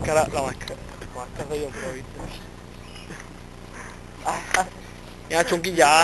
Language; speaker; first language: Spanish; native; Spanish